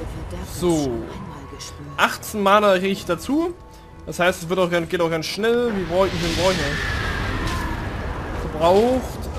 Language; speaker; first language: German; native; German